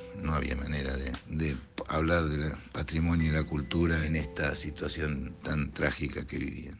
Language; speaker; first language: Spanish; native; Spanish